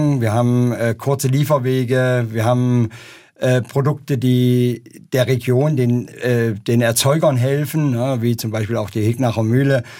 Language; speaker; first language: German; native; German